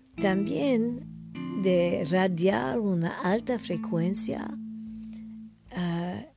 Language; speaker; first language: Spanish; non-native, learner; English